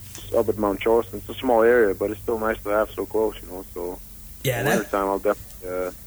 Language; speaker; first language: English; non-native, fluent; Danish